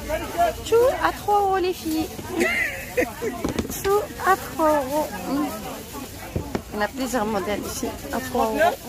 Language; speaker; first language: French; non-native, fluent; Arabic